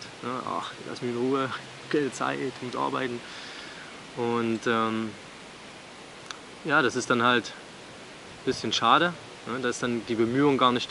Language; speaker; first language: German; native; German